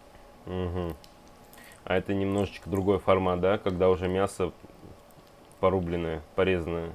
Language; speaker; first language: Russian; native; Russian